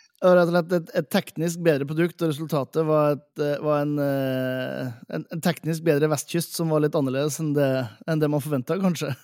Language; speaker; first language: Norwegian; native; Norwegian